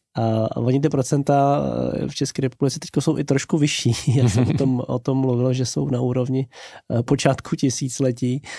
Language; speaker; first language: Czech; native; Czech